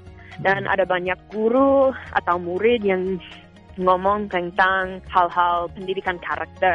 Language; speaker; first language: Indonesian; non-native, fluent; English